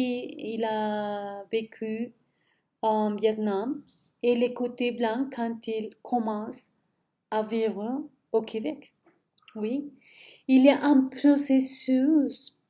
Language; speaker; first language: French; non-native, learner; Spanish